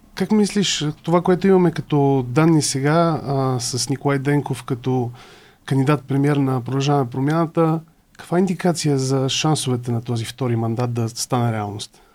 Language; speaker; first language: Bulgarian; native; Bulgarian